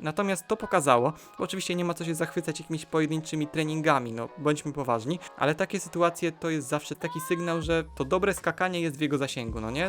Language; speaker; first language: Polish; native; Polish